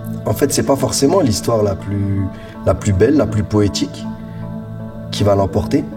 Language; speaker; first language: French; native; French